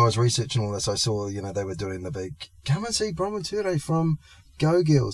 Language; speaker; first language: English; native; English